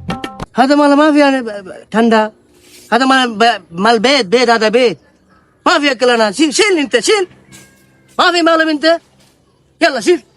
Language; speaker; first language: Arabic; non-native, learner; Bangla